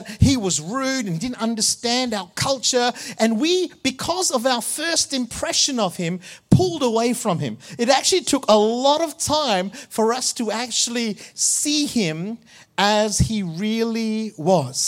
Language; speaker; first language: English; early bilingual, other home language; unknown